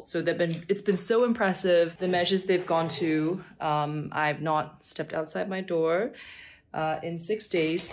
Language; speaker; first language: English; non-native, local second language; Cantonese